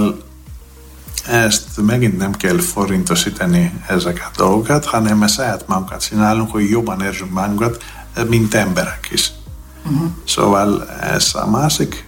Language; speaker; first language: Hungarian; non-native, fluent; Greek